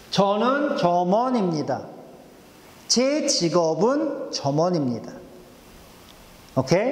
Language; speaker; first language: Korean; non-native, fluent; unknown